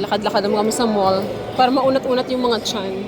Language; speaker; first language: Filipino; non-native, local second language; Cebuano